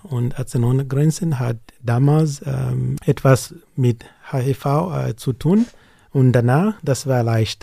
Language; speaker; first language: German; non-native, learner; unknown